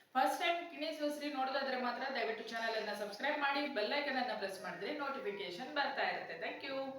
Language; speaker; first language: Kannada; non-native, local second language; Konkani